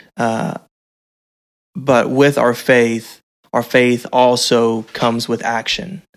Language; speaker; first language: English; native; English